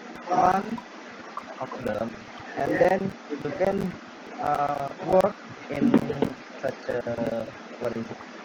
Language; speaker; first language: English; non-native, learner; Indonesian